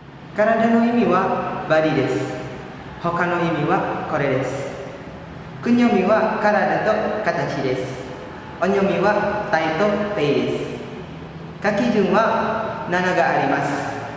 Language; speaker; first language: Japanese; non-native, learner; Indonesian